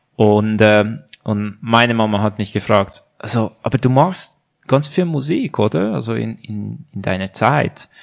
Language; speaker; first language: German; non-native, fluent; Hungarian